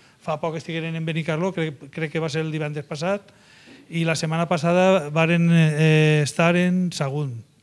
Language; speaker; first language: Catalan; native; Catalan